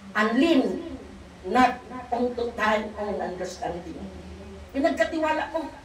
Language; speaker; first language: Filipino; non-native, local second language; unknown